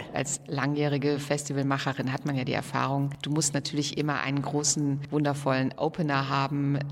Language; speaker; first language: German; native; German